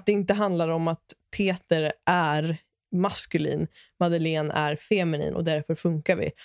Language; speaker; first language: Swedish; native; Swedish